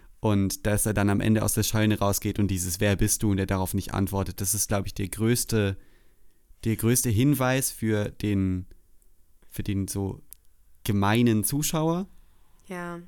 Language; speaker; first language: German; native; German